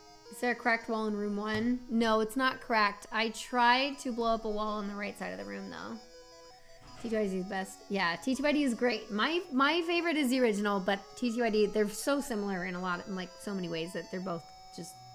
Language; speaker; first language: English; native; English